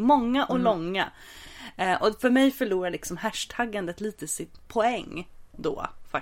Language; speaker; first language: Swedish; native; Swedish